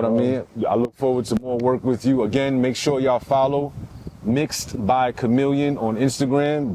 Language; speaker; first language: English; native; English